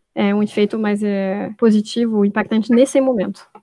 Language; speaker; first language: Portuguese; non-native, fluent; French